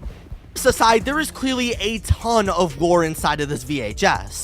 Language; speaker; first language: English; native; English